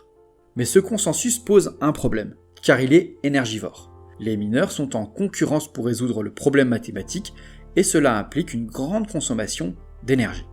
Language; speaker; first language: French; native; French